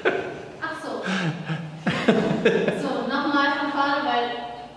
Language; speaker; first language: German; native; German